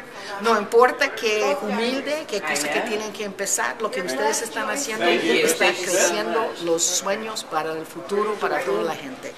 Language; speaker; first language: Spanish; early bilingual, heritage; Spanish